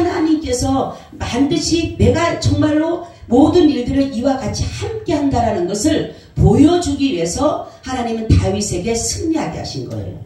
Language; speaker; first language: Korean; native; Korean